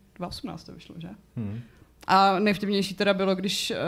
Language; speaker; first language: Czech; native; Czech